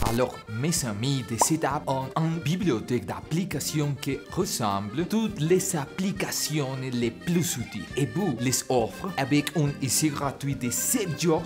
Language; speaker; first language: French; non-native, learner; Spanish